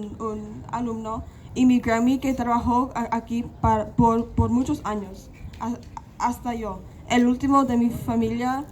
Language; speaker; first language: Spanish; non-native, local second language; English